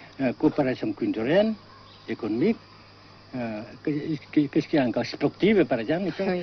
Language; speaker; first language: French; non-native, local second language; Vietnamese